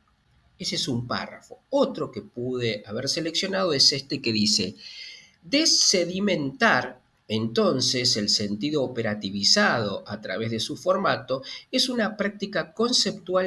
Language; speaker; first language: Spanish; native; Spanish